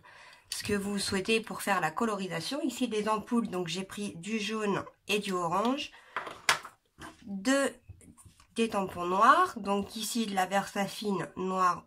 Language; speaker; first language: French; native; French